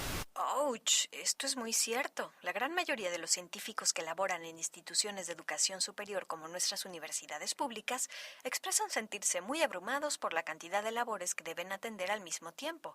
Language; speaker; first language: Spanish; native; Spanish